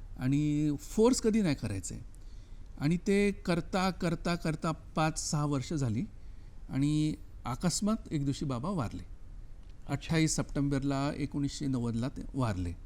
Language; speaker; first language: Marathi; native; Marathi